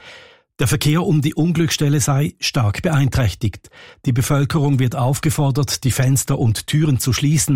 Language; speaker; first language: German; native; German